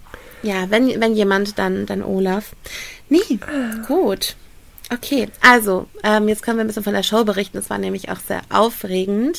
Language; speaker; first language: German; native; German